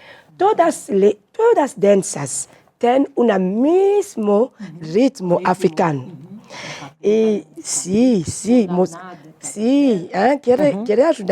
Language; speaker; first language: Portuguese; non-native, learner; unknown